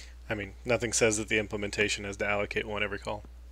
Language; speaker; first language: English; native; English